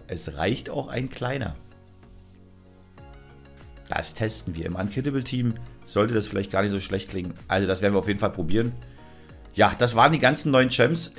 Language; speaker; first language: German; native; German